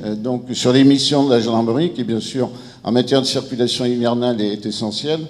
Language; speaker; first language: French; native; French